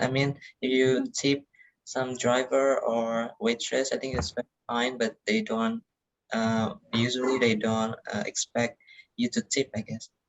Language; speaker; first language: English; non-native, learner; Indonesian